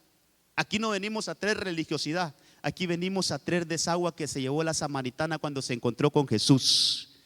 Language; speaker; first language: Spanish; native; Spanish